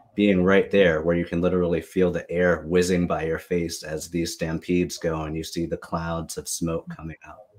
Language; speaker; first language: English; native; English